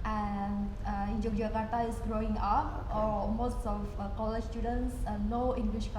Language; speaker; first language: English; non-native, learner; Indonesian